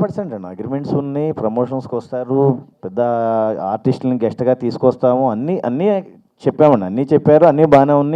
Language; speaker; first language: Telugu; native; Telugu